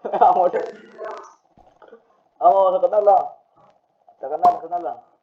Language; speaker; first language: Spanish; native; Spanish